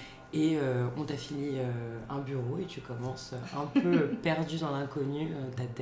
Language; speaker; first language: French; native; French